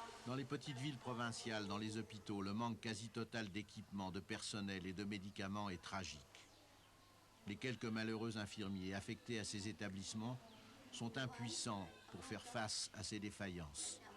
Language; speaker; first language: French; native; French